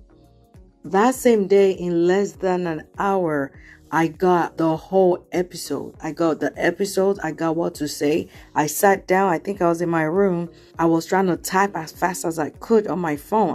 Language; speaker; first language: English; non-native, local second language; Yoruba